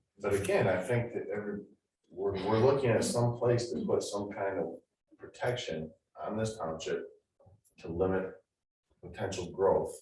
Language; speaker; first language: English; native; English